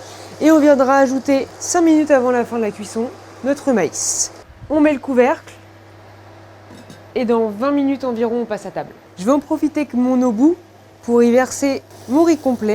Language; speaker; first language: French; native; French